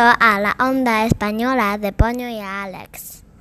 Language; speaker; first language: Spanish; non-native, learner; Chinese